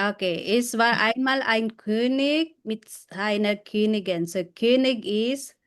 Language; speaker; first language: German; non-native, fluent; Filipino